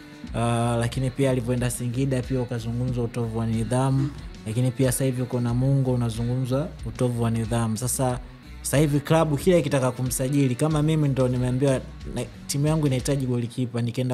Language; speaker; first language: Swahili; native; Swahili